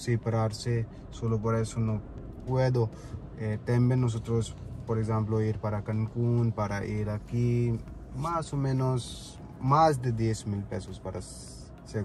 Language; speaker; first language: Spanish; non-native, learner; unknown